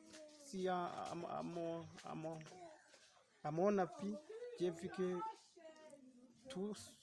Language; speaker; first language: French; non-native, local second language; Rundi